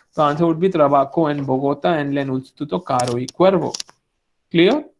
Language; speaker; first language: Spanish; non-native, fluent; Hindi